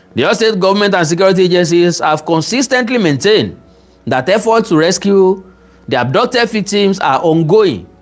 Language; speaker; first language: English; non-native, local second language; Yoruba